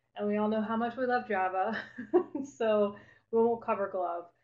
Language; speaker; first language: English; native; English